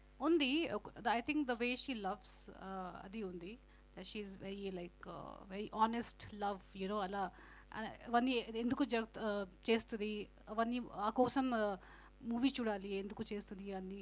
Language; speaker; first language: Telugu; non-native, fluent; Hindi